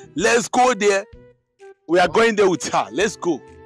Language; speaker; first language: English; non-native, local second language; Igbo